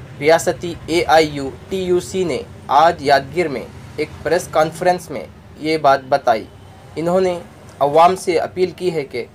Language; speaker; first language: Urdu; native; Urdu